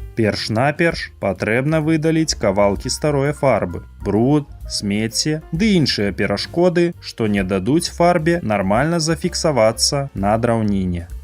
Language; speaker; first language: Belarusian; native; Belarusian